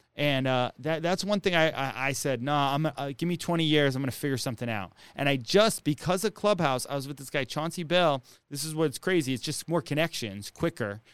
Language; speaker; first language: English; native; English